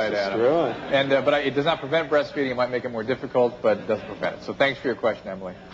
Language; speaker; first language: English; native; English